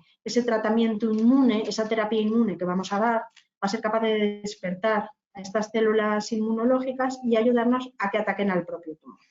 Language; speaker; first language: Spanish; native; Spanish